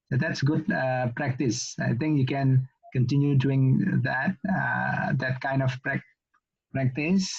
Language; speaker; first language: English; non-native, local second language; Indonesian